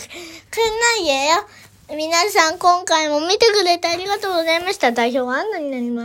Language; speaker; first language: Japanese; early bilingual, other home language; Korean